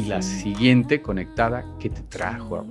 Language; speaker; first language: Spanish; native; Spanish